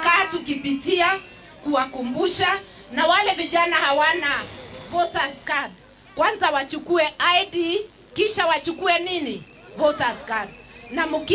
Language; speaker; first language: Swahili; non-native, local second language; Kikuyu